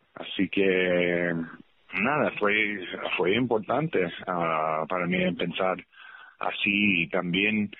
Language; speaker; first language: Spanish; early bilingual, heritage; English